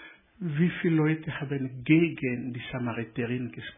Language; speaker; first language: German; non-native, learner; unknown